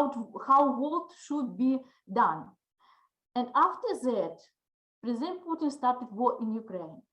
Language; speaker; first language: English; non-native, learner; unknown